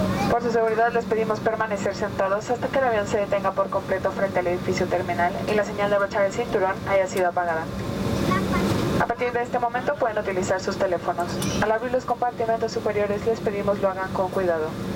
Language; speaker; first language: Spanish; native; Spanish